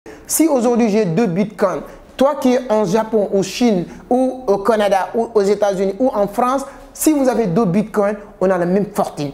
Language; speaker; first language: French; non-native, local second language; Wolof